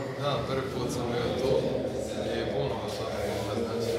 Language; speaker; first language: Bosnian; non-native, learner; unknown